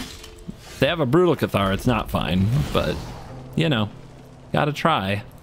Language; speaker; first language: English; native; English